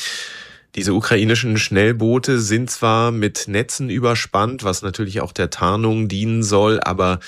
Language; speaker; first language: German; native; German